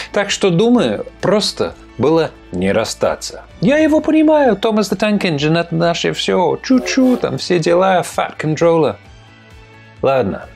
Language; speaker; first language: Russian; non-native, fluent; English